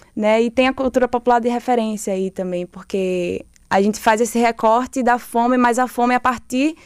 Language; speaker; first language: Portuguese; native; Portuguese